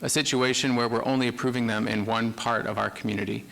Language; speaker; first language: English; native; English